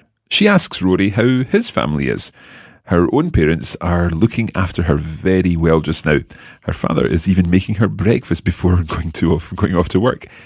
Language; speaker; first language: English; native; English